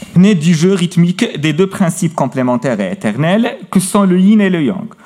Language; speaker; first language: French; non-native, local second language; Arabic